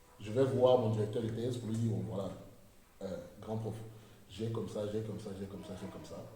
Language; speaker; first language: French; non-native, local second language; Basaa